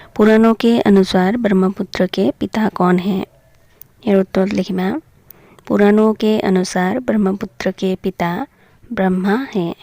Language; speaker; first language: Hindi; non-native, local second language; Assamese